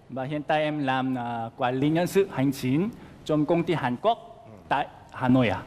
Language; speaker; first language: Vietnamese; non-native, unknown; Korean